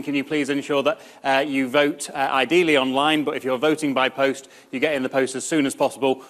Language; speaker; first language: English; native; English